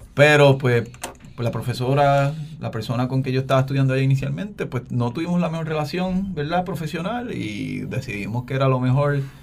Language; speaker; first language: Spanish; native; Spanish